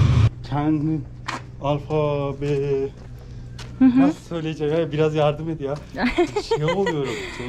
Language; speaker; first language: Turkish; non-native, learner; Persian